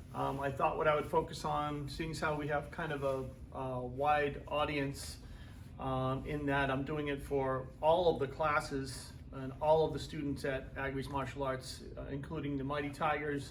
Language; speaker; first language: English; native; English